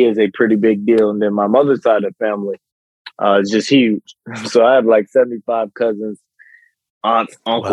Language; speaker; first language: English; native; English